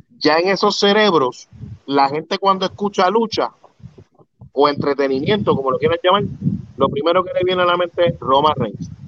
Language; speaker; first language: Spanish; early bilingual, heritage; Spanish